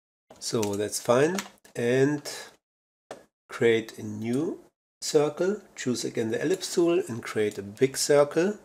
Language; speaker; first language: English; non-native, fluent; German